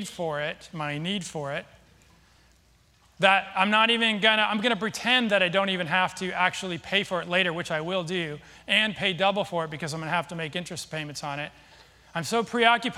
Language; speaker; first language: English; native; English